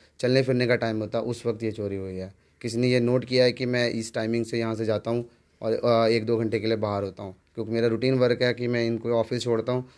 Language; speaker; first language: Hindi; native; Hindi